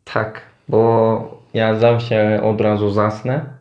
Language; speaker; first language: Polish; non-native, learner; Turkish